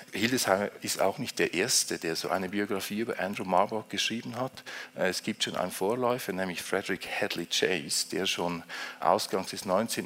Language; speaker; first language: German; native; German